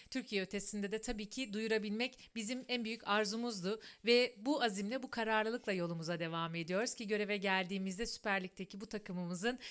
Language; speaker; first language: Turkish; native; Turkish